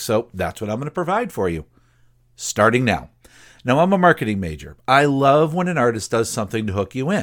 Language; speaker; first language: English; native; English